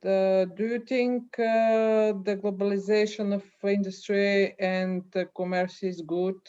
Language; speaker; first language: English; non-native, learner; Bulgarian